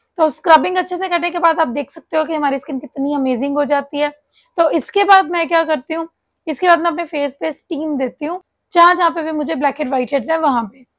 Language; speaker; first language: Hindi; native; Hindi